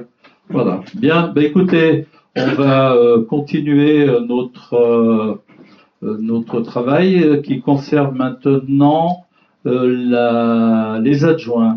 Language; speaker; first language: French; native; French